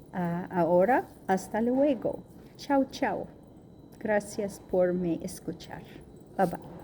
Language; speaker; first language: Spanish; non-native, learner; Arabic